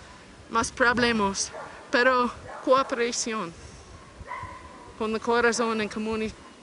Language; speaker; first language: Spanish; non-native, learner; English